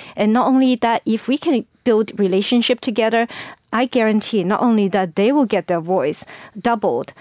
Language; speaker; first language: English; non-native, fluent; Chinese